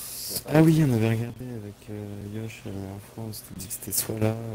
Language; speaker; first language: French; native; French